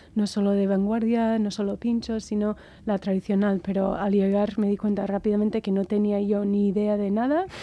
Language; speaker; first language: Spanish; non-native, fluent; English